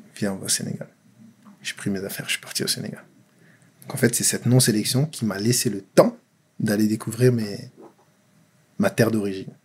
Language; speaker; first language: French; native; French